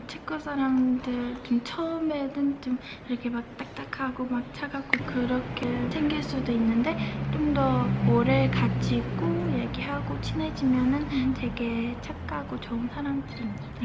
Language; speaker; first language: Korean; early bilingual, heritage; Czech